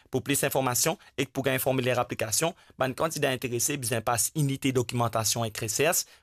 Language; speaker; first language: French; non-native, local second language; Morisyen